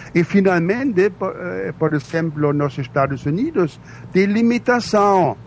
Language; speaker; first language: Portuguese; non-native, fluent; German